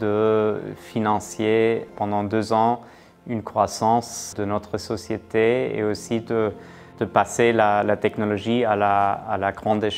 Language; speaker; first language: French; non-native, fluent; German